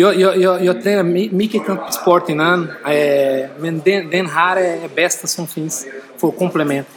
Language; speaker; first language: Swedish; non-native, learner; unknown